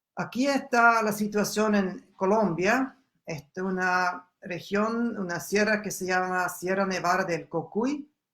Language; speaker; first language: Spanish; non-native, fluent; German